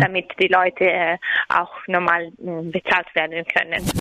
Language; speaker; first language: German; non-native, learner; Italian